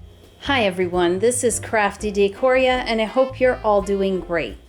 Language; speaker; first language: English; native; English